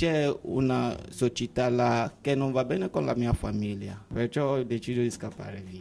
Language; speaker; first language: Italian; non-native, learner; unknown